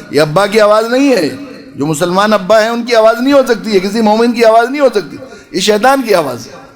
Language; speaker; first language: Urdu; native; Urdu